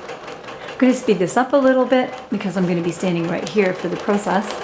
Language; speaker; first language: English; native; English